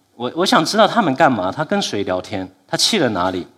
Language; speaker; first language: Chinese; native; Chinese